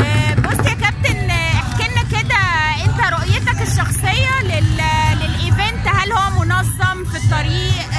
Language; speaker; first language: Arabic; native; Arabic